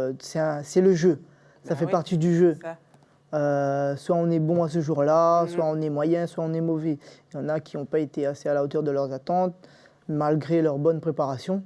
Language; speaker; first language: French; native; French